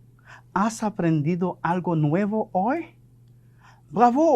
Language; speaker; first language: Spanish; non-native, fluent; French